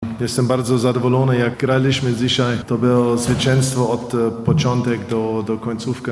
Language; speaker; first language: Polish; non-native, fluent; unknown